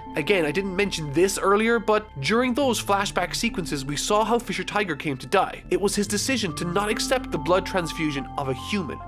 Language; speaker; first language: English; native; English